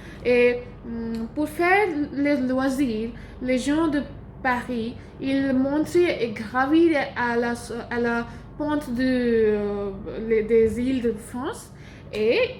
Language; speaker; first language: French; non-native, learner; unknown